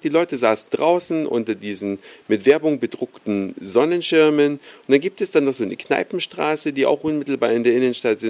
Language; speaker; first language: German; native; German